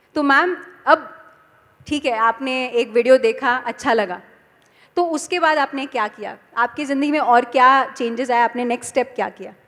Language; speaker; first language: Hindi; non-native, local second language; Telugu